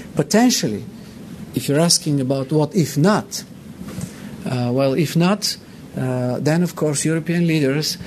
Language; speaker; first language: English; non-native, fluent; Bulgarian